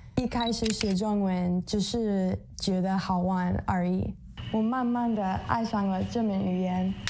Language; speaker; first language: Chinese; non-native, fluent; English